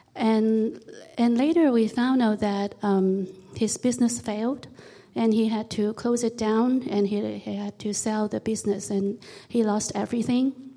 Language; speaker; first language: English; non-native, local second language; Cantonese